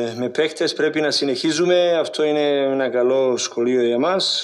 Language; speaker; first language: Greek; non-native, learner; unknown